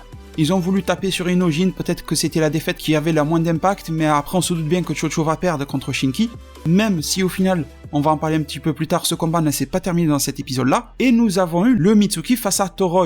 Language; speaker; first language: French; native; French